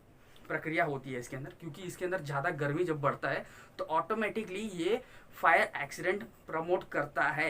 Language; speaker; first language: Hindi; non-native, local second language; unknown